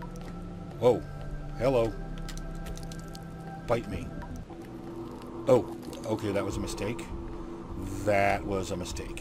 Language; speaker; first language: English; native; English